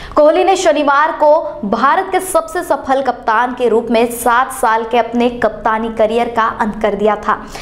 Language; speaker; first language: Hindi; non-native, local second language; Marathi